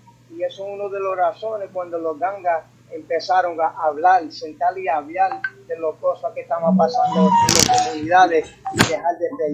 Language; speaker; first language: Spanish; early bilingual, heritage; English